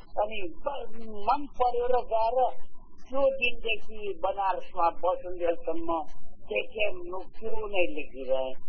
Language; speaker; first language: Nepali; native; Nepali